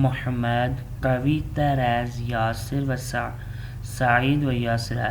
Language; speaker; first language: Persian; non-native, fluent; Urdu